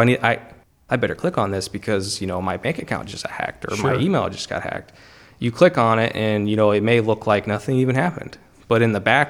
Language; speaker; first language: English; native; English